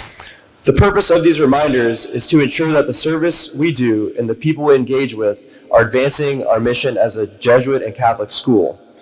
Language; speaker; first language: English; native; English